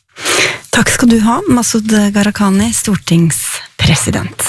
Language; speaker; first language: Norwegian; native; Norwegian